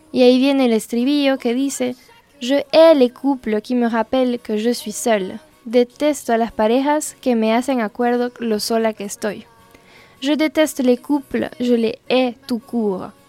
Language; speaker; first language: Spanish; non-native, fluent; French